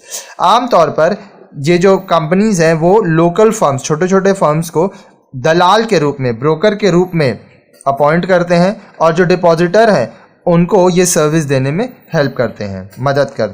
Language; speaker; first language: Hindi; native; Hindi